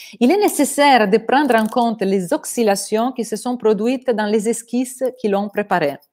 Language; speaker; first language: French; non-native, fluent; Italian